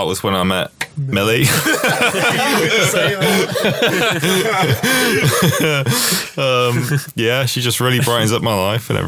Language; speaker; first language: English; native; English